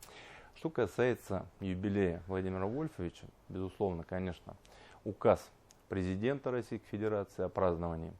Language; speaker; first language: Russian; native; Russian